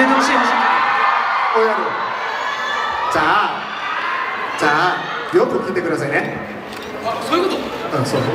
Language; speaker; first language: Japanese; non-native, learner; Thai